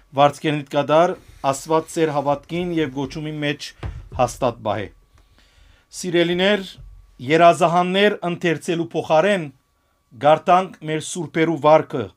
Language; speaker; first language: Armenian; native; Armenian